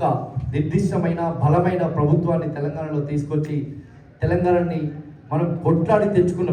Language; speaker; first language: Telugu; native; Telugu